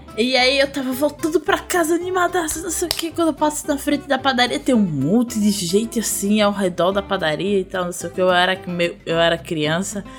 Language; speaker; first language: Portuguese; native; Portuguese